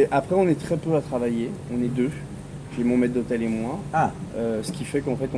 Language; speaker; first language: French; native; French